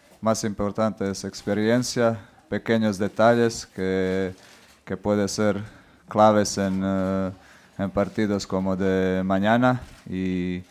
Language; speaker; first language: Spanish; non-native, fluent; Croatian